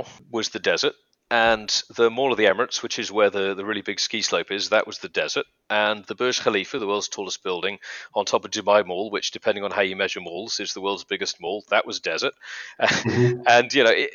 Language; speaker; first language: English; native; English